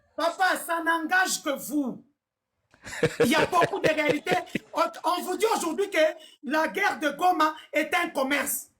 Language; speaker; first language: French; non-native, local second language; Lingala